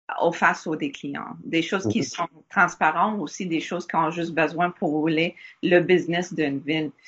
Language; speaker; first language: French; non-native, learner; English